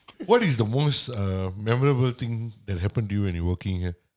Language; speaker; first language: English; non-native, local second language; Tamil